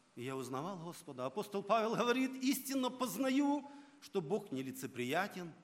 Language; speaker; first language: Russian; non-native, local second language; Ukrainian